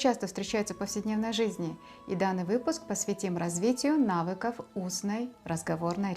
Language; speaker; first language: Russian; non-native, local second language; Kyrgyz